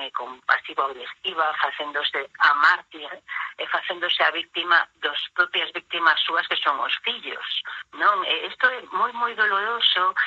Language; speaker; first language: Galician; non-native, local second language; Spanish